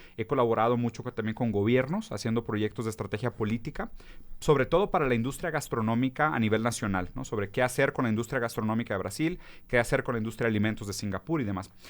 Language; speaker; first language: Spanish; early bilingual, other home language; Portuguese